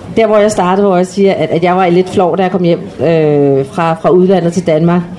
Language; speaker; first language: Danish; native; Danish